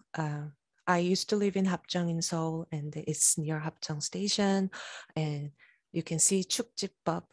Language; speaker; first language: English; non-native, fluent; Korean